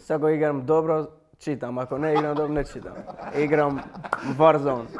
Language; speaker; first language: Macedonian; non-native, learner; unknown